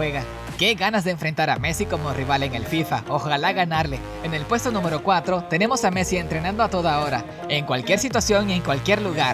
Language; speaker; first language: Spanish; native; Spanish